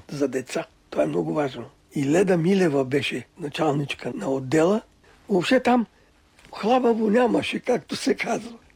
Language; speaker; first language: Bulgarian; early bilingual, other home language; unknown